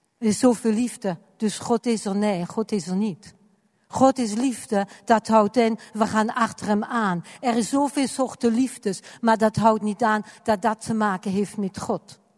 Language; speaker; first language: Dutch; non-native, fluent; French